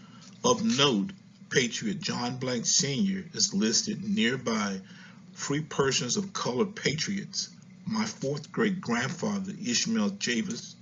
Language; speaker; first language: English; native; English